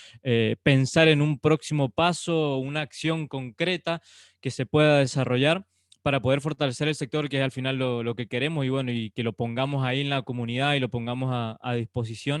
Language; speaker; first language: Spanish; native; Spanish